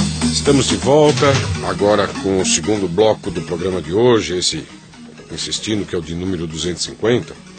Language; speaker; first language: Portuguese; native; Portuguese